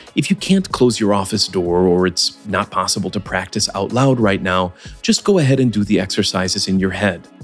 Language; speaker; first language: English; native; English